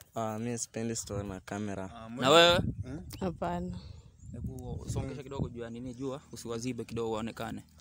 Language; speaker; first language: Swahili; native; Swahili